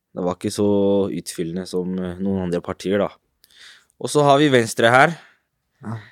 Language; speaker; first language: Norwegian; native; Norwegian